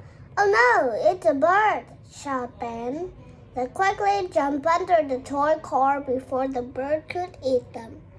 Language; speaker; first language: English; non-native, learner; Vietnamese